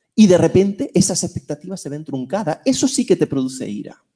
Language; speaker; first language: Spanish; native; Spanish